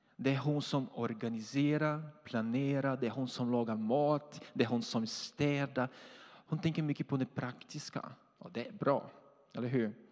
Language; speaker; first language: Swedish; non-native, fluent; Portuguese